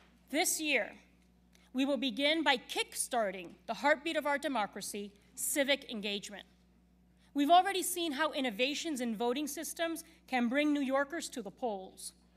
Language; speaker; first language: English; non-native, local second language; Spanish